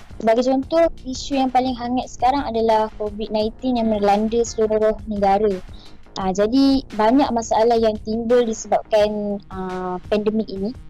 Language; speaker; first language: Malay; native; Malay